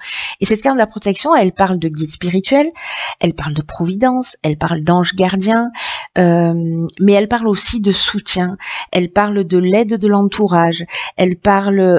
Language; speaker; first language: French; native; French